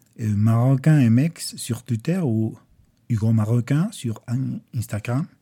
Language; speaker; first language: French; non-native, fluent; Spanish